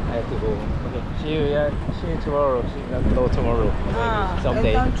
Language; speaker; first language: English; non-native, learner; Korean